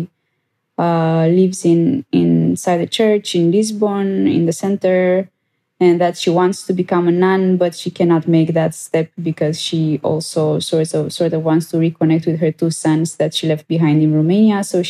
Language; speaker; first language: English; non-native, fluent; Romanian